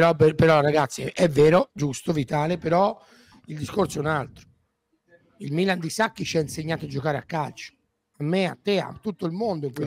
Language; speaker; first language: Italian; native; Italian